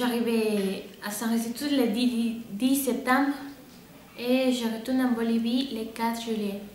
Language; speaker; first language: French; non-native, fluent; Spanish